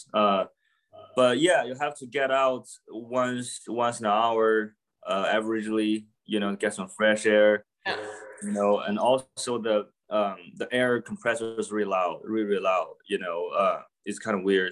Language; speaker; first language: English; non-native, fluent; Chinese